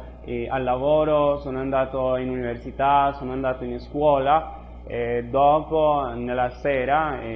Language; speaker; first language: Italian; non-native, fluent; Spanish